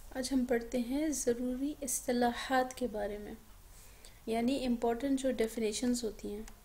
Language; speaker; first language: Urdu; native; Urdu